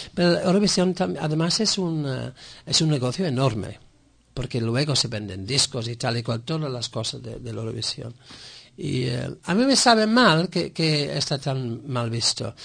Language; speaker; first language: Spanish; non-native, fluent; English